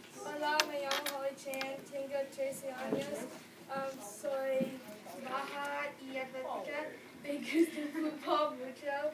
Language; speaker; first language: Spanish; non-native, learner; English